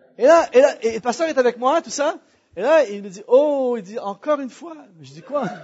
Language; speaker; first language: French; native; French